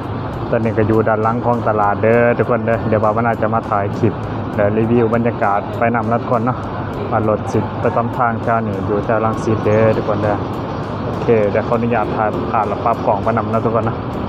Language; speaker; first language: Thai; non-native, local second language; Lao